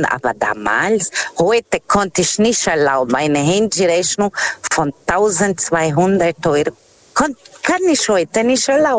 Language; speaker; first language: German; non-native, fluent; Portuguese